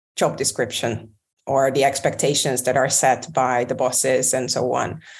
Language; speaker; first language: English; non-native, fluent; Hungarian